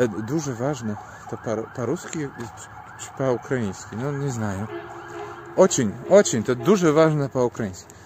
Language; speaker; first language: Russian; non-native, learner; Polish